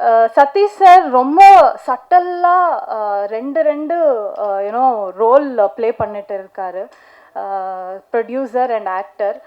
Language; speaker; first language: Tamil; non-native, learner; Kannada